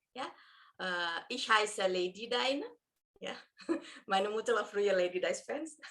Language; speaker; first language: German; non-native, fluent; Indonesian